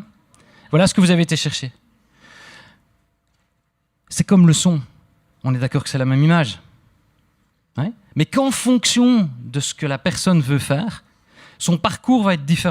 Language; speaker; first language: French; native; French